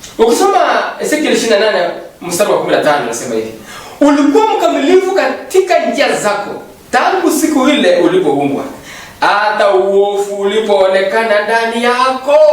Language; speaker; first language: Swahili; non-native, local second language; Kalenjin